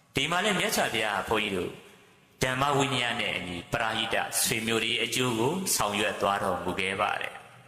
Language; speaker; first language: Burmese; native; Burmese